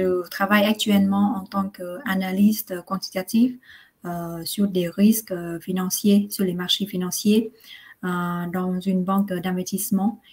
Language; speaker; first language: French; non-native, fluent; Vietnamese